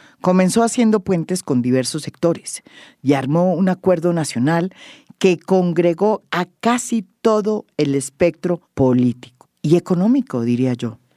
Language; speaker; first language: Spanish; native; Spanish